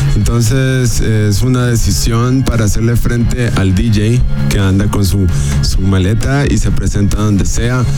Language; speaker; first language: Spanish; native; Spanish